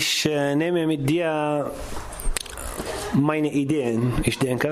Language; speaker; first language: German; non-native, learner; Kurdish